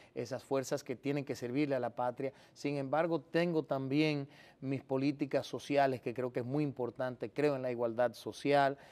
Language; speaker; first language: Spanish; early bilingual, heritage; Spanish